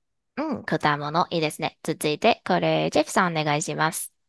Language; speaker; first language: Japanese; non-native, fluent; Chinese